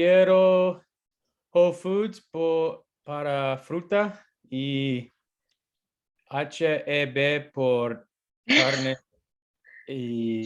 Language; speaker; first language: Spanish; non-native, learner; English